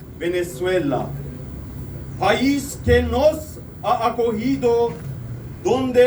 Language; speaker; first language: Spanish; non-native, fluent; Armenian